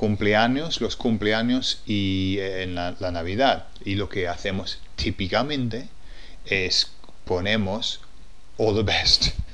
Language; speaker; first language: Spanish; non-native, fluent; English